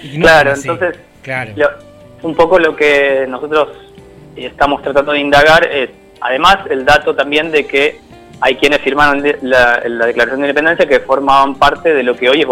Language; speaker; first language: Spanish; native; Spanish